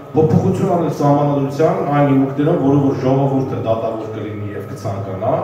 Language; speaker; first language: Armenian; native; Armenian